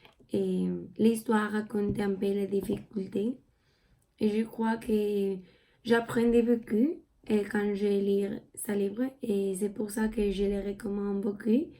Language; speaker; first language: French; non-native, learner; Spanish